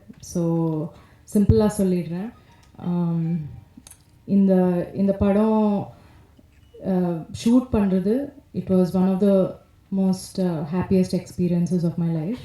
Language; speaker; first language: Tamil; non-native, local second language; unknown